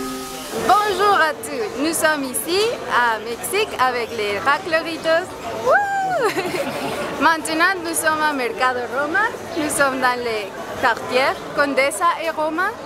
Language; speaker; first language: French; non-native, learner; Spanish